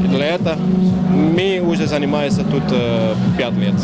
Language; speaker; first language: Russian; non-native, learner; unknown